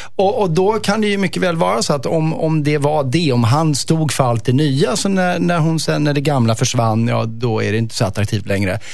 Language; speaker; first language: Swedish; native; Swedish